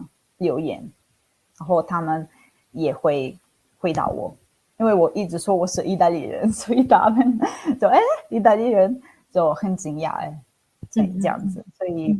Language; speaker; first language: Chinese; non-native, fluent; Italian